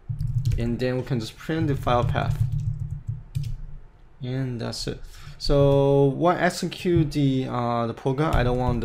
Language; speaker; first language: English; non-native, fluent; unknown